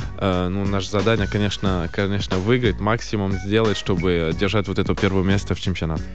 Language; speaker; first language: Russian; early bilingual, heritage; Russian